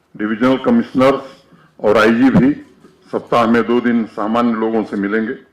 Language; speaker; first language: Hindi; native; Hindi